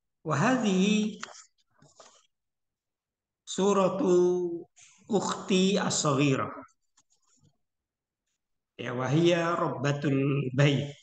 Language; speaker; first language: Arabic; non-native, fluent; Indonesian